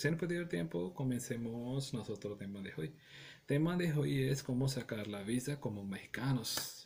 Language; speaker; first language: Spanish; non-native, learner; Punjabi